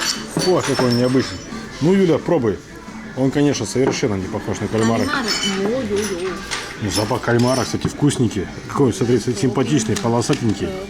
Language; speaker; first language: Russian; native; Russian